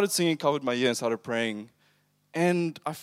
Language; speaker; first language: English; non-native, local second language; Tamil